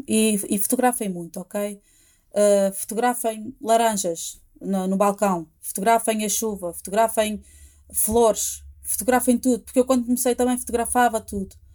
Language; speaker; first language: Portuguese; native; Portuguese